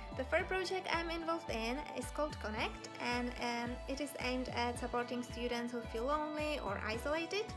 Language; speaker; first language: English; non-native, fluent; Czech